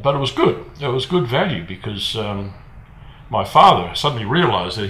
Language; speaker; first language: English; native; English